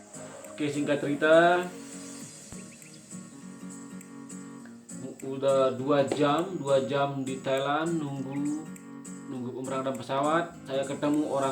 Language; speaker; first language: Indonesian; non-native, local second language; Sasak